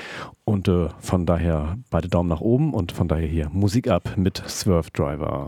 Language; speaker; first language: German; native; German